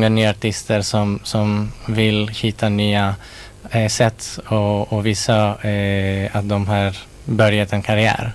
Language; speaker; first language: Swedish; non-native, local second language; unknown